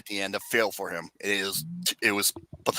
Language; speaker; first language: English; native; English